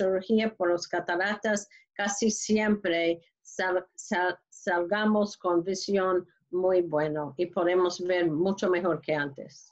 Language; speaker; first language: Spanish; non-native, learner; English